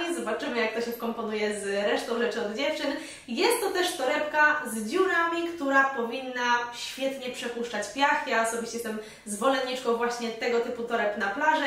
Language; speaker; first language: Polish; native; Polish